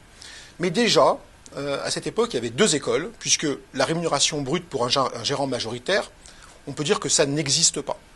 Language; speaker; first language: French; native; French